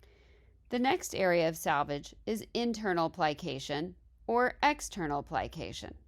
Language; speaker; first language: English; native; English